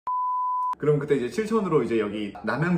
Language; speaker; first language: Korean; native; Korean